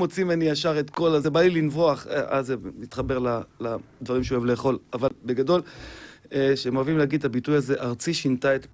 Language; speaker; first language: Hebrew; native; Hebrew